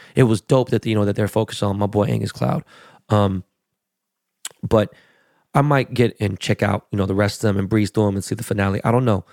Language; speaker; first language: English; native; English